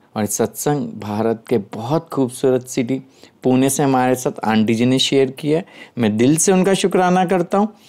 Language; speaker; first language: Hindi; native; Hindi